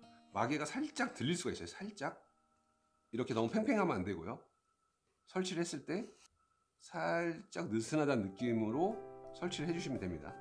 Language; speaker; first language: Korean; native; Korean